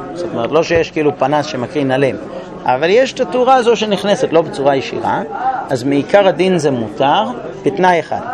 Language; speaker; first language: Hebrew; non-native, fluent; English